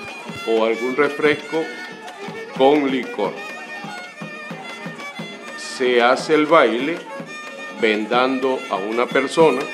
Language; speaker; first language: Spanish; native; Spanish